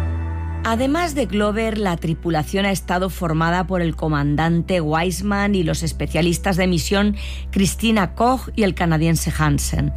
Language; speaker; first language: Spanish; native; Spanish